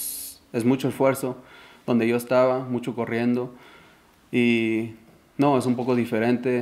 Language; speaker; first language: Spanish; early bilingual, heritage; Spanish